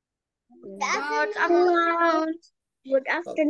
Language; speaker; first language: English; non-native, learner; Indonesian